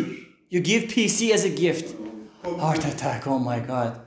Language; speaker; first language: English; non-native, fluent; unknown